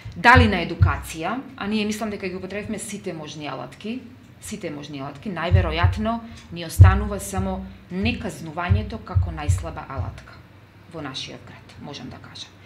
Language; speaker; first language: Macedonian; native; Macedonian